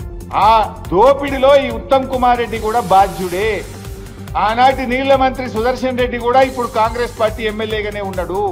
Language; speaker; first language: Telugu; native; Telugu